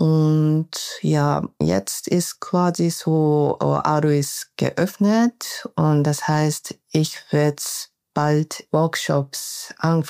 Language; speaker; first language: German; non-native, learner; Japanese